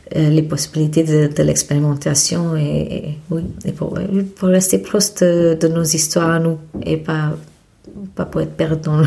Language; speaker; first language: French; non-native, fluent; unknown